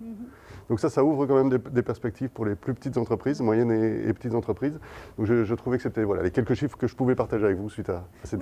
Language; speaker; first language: French; native; French